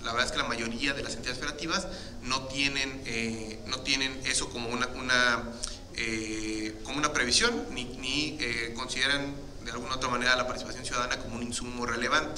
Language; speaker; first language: Spanish; native; Spanish